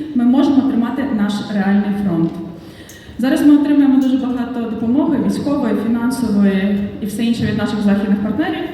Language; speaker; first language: Ukrainian; non-native, local second language; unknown